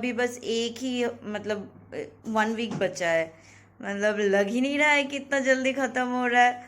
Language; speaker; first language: Hindi; non-native, local second language; Bangla